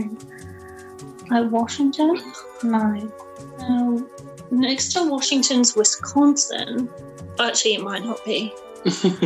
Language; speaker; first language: English; native; English